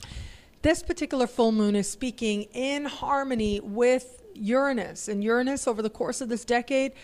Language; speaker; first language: English; native; English